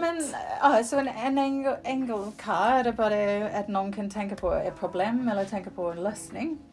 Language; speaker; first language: Swedish; non-native, fluent; English